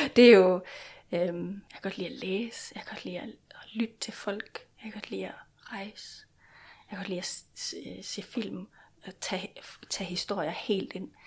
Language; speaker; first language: Danish; non-native, local second language; Faroese